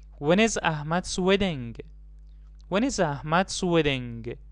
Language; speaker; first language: English; non-native, fluent; Persian